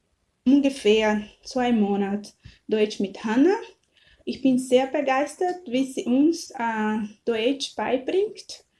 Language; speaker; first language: German; non-native, learner; Portuguese